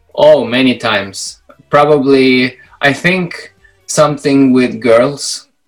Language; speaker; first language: English; non-native, fluent; Belarusian